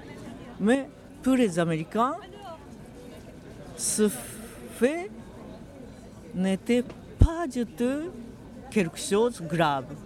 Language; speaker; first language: French; non-native, fluent; Japanese